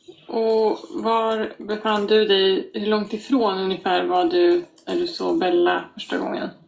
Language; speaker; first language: Swedish; native; Swedish